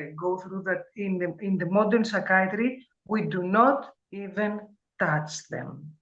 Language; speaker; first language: English; non-native, fluent; Greek